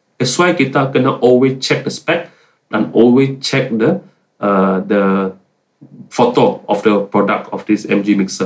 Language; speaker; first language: English; non-native, local second language; Malay